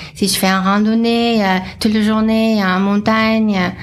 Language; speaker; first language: French; non-native, fluent; English